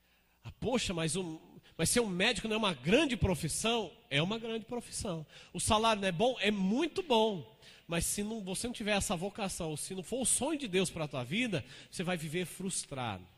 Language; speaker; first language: Portuguese; native; Portuguese